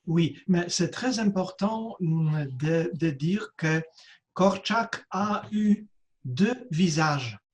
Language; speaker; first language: French; non-native, fluent; Polish